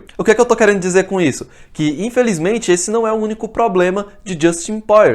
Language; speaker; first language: Portuguese; native; Portuguese